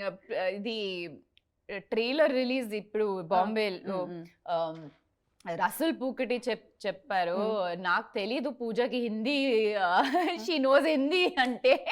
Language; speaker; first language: Telugu; non-native, learner; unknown